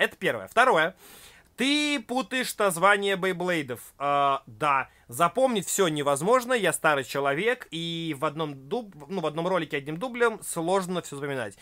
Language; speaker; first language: Russian; native; Russian